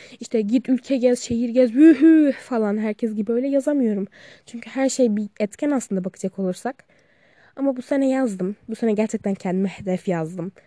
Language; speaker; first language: Turkish; native; Turkish